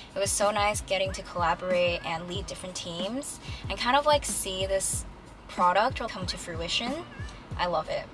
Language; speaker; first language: English; early bilingual, other home language; Chinese